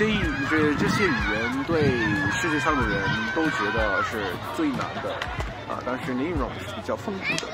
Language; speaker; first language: Chinese; non-native, fluent; English